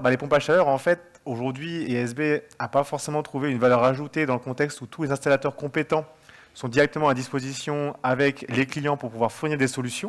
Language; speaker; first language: French; native; French